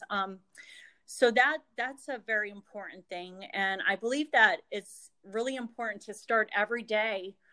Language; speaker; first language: English; native; English